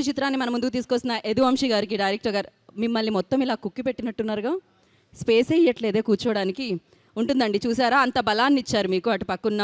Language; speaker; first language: Telugu; native; Telugu